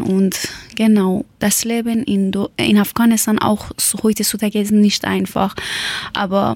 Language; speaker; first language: German; non-native, learner; Persian